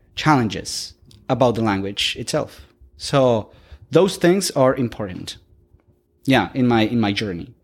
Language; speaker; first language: English; non-native, fluent; Spanish